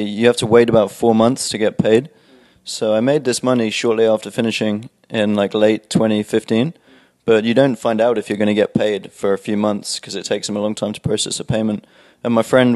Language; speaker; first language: English; native; English